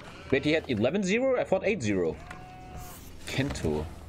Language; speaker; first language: English; non-native, fluent; German